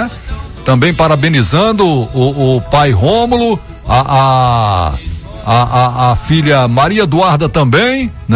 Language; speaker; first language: Portuguese; native; Portuguese